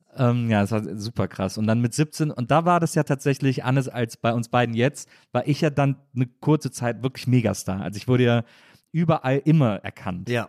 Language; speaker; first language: German; native; German